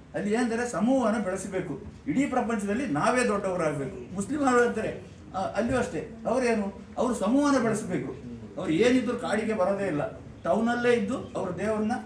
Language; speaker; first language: Kannada; non-native, local second language; Kodava